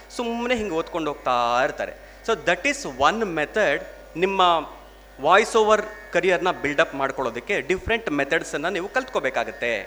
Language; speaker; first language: Kannada; non-native, local second language; Telugu